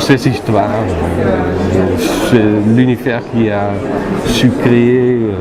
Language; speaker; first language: French; non-native, fluent; Dutch